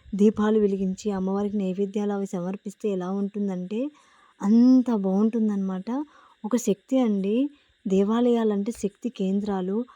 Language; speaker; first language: Telugu; native; Telugu